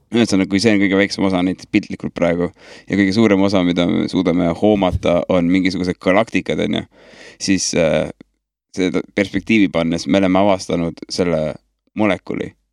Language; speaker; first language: Estonian; native; Estonian